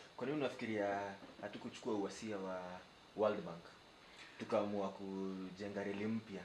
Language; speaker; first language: Swahili; native; Swahili